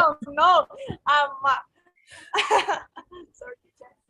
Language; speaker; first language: English; non-native, learner; Spanish